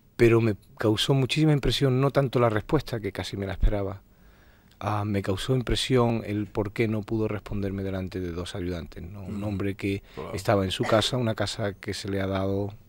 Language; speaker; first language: Spanish; native; Spanish